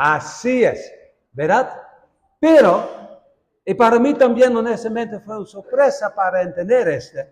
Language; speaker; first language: Spanish; non-native, fluent; Dutch